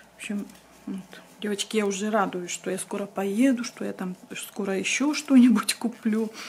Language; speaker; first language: Russian; native; Russian